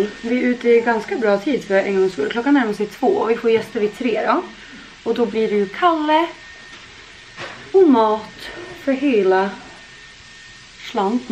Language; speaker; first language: Swedish; native; Swedish